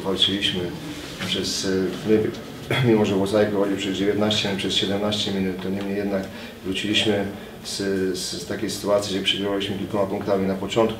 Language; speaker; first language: Polish; native; Polish